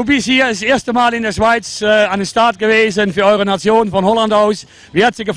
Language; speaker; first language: German; native; German